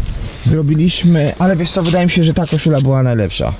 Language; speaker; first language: Polish; native; Polish